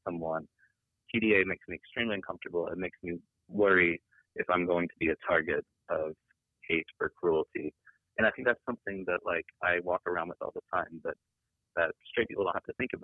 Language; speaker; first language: English; native; English